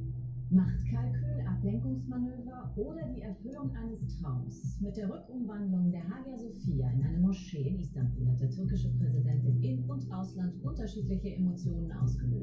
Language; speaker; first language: German; native; German